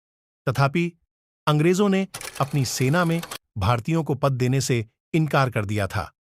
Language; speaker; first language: Hindi; native; Hindi